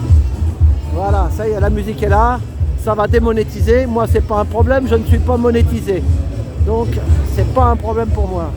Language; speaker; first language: French; native; French